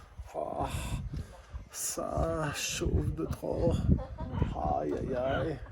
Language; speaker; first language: French; native; French